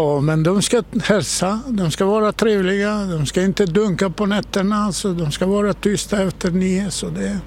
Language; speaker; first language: Swedish; non-native, fluent; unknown